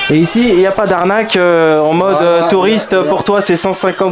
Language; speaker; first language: French; native; French